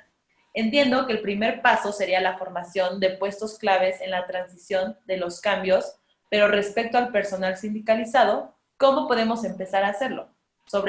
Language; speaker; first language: Spanish; native; Spanish